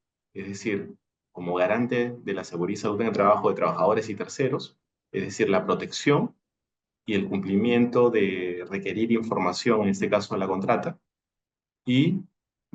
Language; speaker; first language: Spanish; native; Spanish